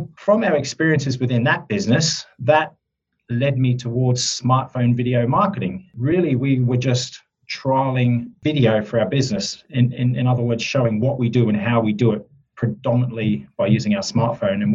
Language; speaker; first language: English; native; English